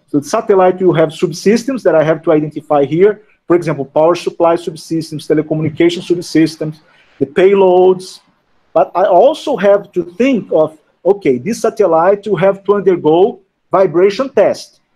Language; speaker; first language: English; non-native, fluent; Portuguese